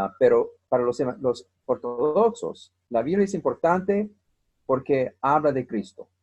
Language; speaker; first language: Spanish; non-native, fluent; English